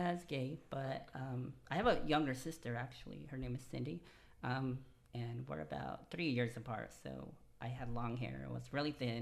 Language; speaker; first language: English; native; English